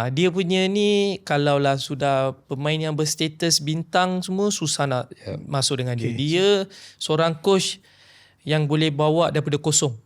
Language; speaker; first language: Malay; non-native, local second language; Tamil